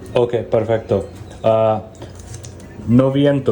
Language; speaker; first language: Spanish; non-native, learner; Hindi